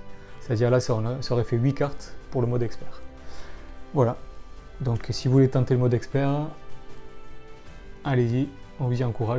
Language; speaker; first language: French; native; French